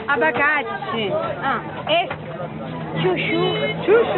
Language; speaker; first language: Portuguese; non-native, learner; English